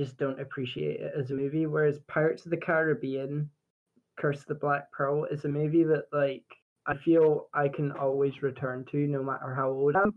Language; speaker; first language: English; native; English